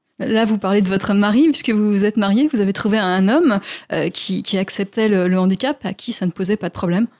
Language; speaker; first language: French; native; French